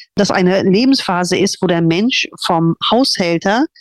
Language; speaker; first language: German; non-native, fluent; English